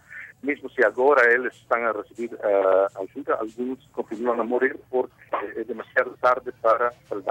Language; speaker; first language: Portuguese; non-native, fluent; Spanish